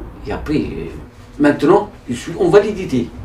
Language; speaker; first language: French; non-native, learner; Arabic